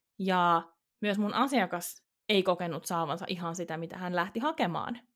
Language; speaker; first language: Finnish; native; Finnish